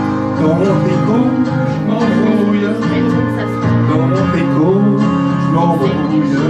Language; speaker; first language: French; native; French